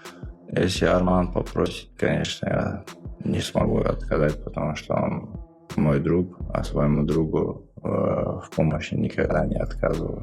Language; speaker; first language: Russian; non-native, local second language; Chechen